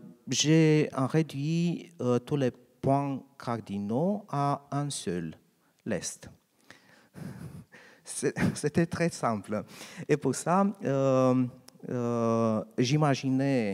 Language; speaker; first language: French; non-native, learner; Romanian